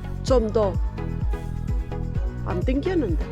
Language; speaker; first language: Korean; non-native, learner; Filipino